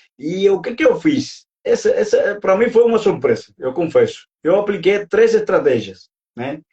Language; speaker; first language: Portuguese; non-native, fluent; Spanish